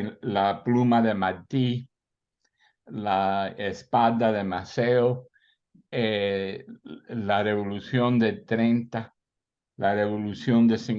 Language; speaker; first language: Spanish; early bilingual, heritage; Spanish